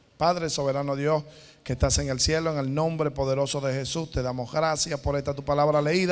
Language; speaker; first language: Spanish; native; Spanish